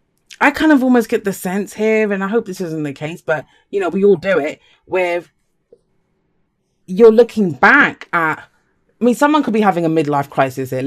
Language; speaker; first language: English; native; English